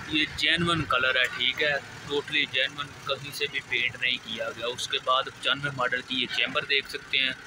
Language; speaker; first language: Urdu; non-native, local second language; Punjabi